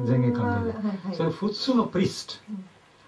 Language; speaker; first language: Japanese; non-native, learner; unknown